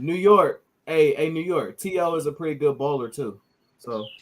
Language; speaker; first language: English; native; English